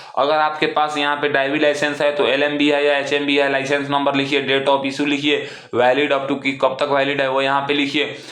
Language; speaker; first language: Hindi; non-native, local second language; Bhojpuri